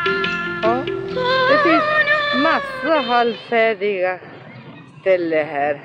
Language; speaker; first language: Swedish; non-native, fluent; Spanish